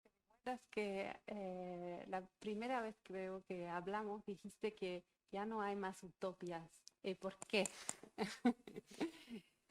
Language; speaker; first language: Spanish; non-native, fluent; German